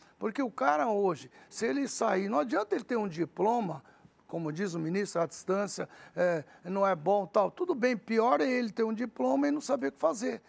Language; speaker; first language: Portuguese; early bilingual, other home language; Arabic